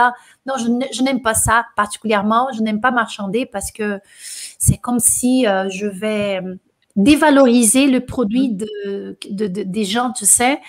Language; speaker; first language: French; non-native, fluent; Portuguese